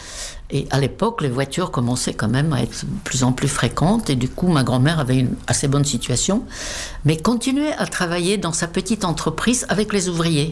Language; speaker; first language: French; non-native, fluent; Czech